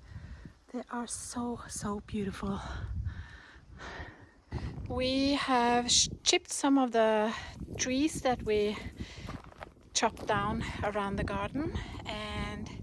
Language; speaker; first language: English; non-native, fluent; Norwegian